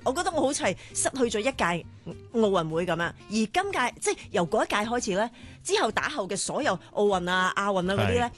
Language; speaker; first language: Cantonese; native; Cantonese